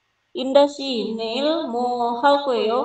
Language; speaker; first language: Korean; non-native, learner; Indonesian